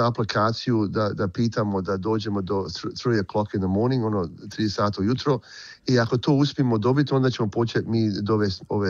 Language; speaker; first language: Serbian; early bilingual, heritage; Croatian